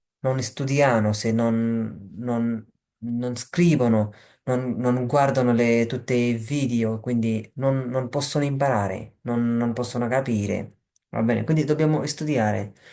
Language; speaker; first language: Italian; non-native, fluent; Bangla